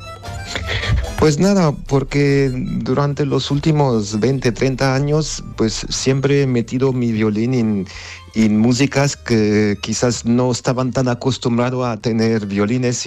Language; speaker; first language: Spanish; non-native, fluent; Armenian